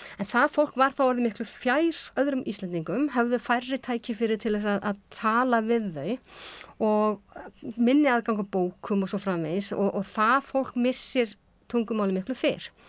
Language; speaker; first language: Icelandic; native; Icelandic